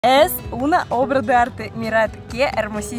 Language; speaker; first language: Spanish; non-native, fluent; Russian